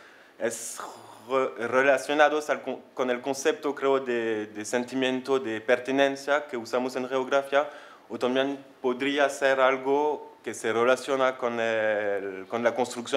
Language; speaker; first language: Spanish; non-native, fluent; French